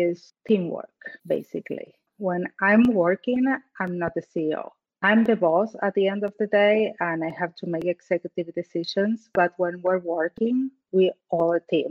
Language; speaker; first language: English; non-native, fluent; Spanish